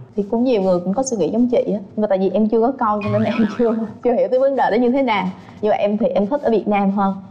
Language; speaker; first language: Vietnamese; native; Vietnamese